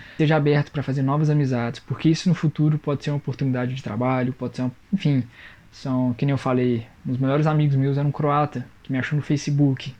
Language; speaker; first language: Portuguese; native; Portuguese